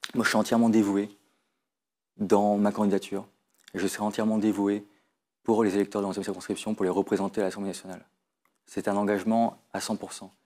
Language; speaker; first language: French; native; French